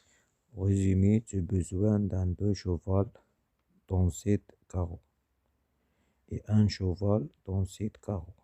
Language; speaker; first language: French; non-native, learner; Arabic